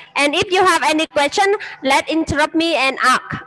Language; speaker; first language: English; non-native, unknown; Vietnamese